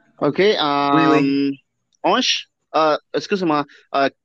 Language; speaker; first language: French; non-native, learner; Spanish